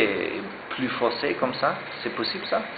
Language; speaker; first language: French; non-native, learner; German